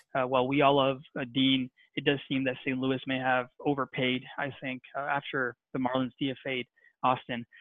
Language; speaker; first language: English; non-native, fluent; Spanish